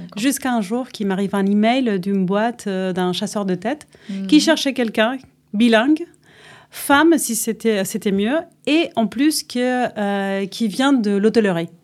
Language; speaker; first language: French; non-native, fluent; Spanish